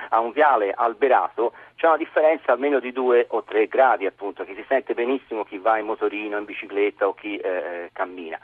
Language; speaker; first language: Italian; native; Italian